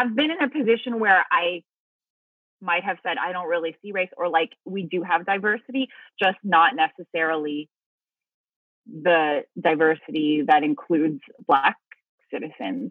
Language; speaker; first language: English; early bilingual, other home language; Filipino